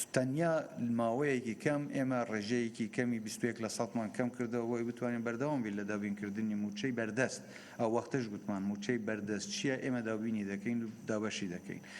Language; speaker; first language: Central Kurdish; native; Central Kurdish